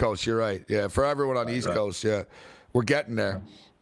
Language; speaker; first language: English; native; English